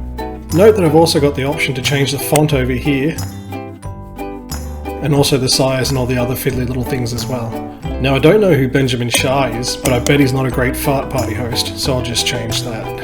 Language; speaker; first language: English; native; English